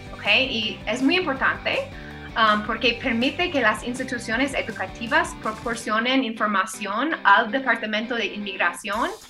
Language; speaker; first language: Spanish; non-native, fluent; English